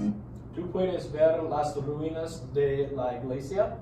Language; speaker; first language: Spanish; non-native, learner; English